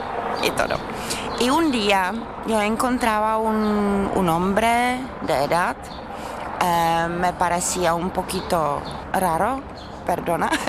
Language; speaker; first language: Spanish; non-native, learner; Czech